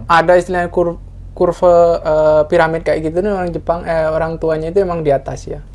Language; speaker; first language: Indonesian; non-native, local second language; Madurese